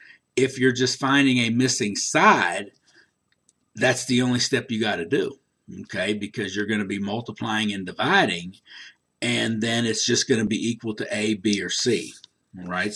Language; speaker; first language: English; native; English